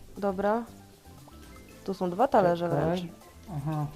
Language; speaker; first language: Polish; native; Polish